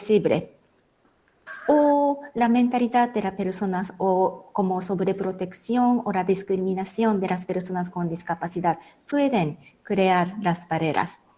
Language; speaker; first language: Spanish; non-native, fluent; Japanese